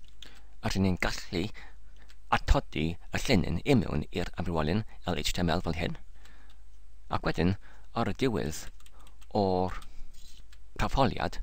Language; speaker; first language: Welsh; non-native, learner; English